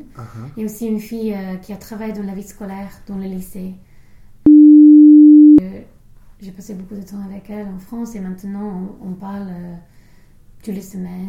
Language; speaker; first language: French; non-native, fluent; English